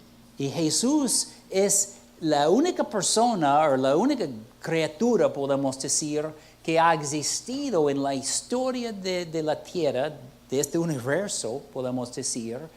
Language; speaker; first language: Spanish; non-native, fluent; English